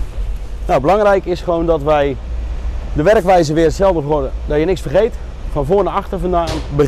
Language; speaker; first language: Dutch; native; Dutch